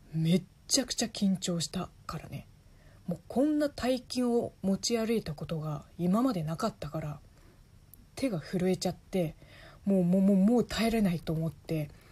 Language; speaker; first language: Japanese; non-native, fluent; Chinese